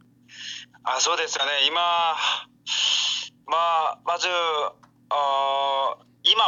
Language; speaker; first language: Japanese; non-native, learner; Korean